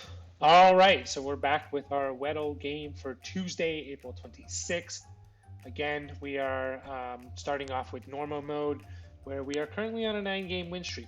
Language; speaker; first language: English; native; English